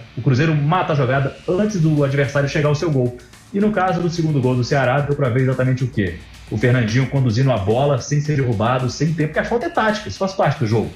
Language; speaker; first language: Portuguese; native; Portuguese